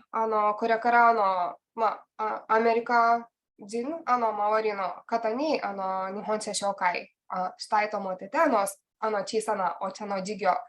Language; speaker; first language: Japanese; non-native, learner; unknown